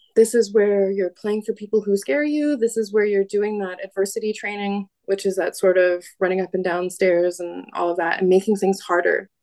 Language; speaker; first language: English; native; English